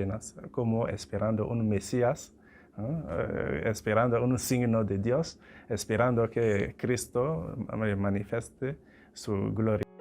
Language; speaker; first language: Spanish; non-native, fluent; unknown